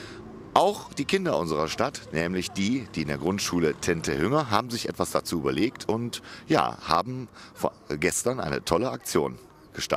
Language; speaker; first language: German; native; German